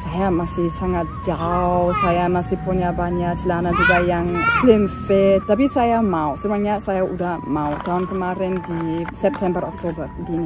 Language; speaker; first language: Indonesian; non-native, fluent; German